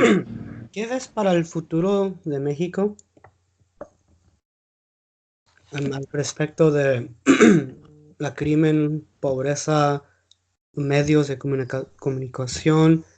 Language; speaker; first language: Spanish; non-native, learner; English